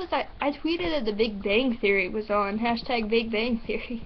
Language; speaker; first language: English; native; English